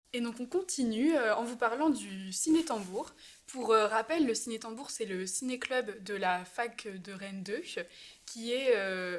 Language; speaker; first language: French; native; French